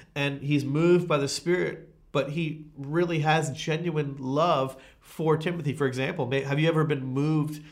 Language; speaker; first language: English; native; English